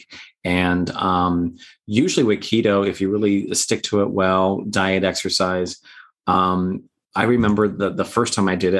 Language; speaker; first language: English; native; English